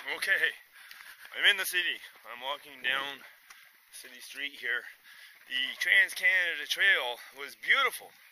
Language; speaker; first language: English; native; English